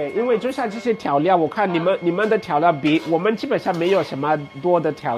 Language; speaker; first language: Chinese; non-native, fluent; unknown